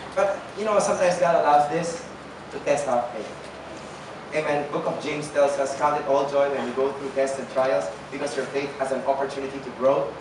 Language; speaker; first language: English; non-native, local second language; Filipino